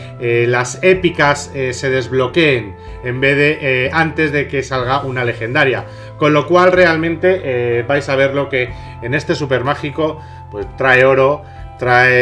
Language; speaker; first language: Spanish; native; Spanish